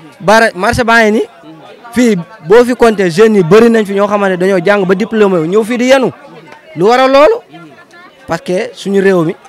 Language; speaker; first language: Wolof; non-native, fluent; Fula